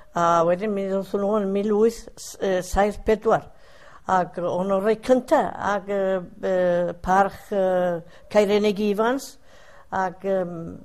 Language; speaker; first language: Welsh; early bilingual, heritage; Welsh